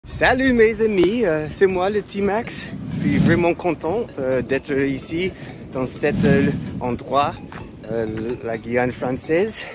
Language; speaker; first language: French; non-native, fluent; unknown